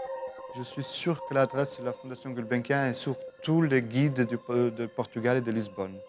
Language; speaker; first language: French; non-native, fluent; Portuguese